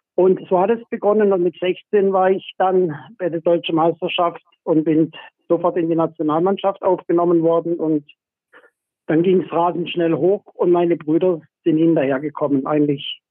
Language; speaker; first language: German; native; German